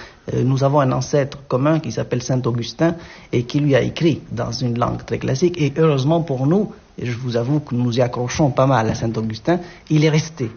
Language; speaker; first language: French; non-native, local second language; Arabic